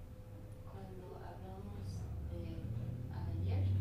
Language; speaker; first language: Spanish; non-native, learner; English